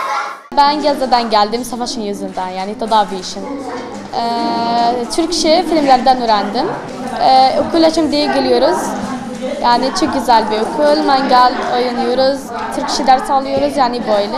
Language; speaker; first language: Turkish; non-native, learner; Arabic